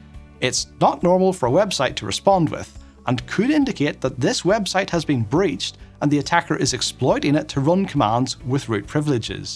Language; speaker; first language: English; native; English